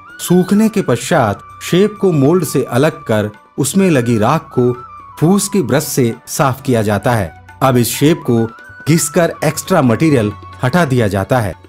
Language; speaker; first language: Hindi; native; Hindi